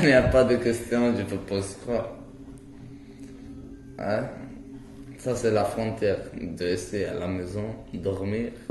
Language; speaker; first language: French; non-native, learner; Arabic